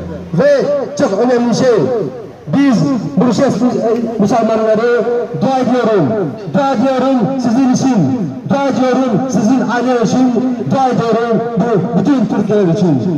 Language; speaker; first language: Turkish; non-native, learner; Morisyen